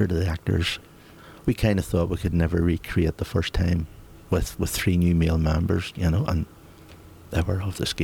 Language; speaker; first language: English; native; English